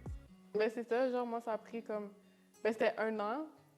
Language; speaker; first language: French; native; French